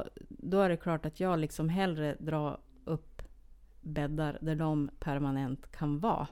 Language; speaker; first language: Swedish; native; Swedish